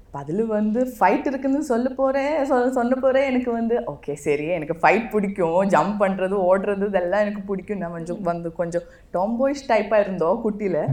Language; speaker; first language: Tamil; non-native, learner; Malayalam